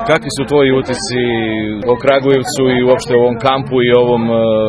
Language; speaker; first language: Serbian; native; Serbian